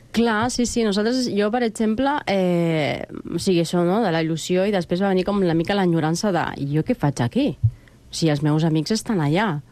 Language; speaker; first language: Catalan; non-native, fluent; Spanish